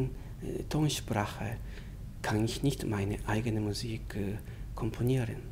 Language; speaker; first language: German; non-native, fluent; Japanese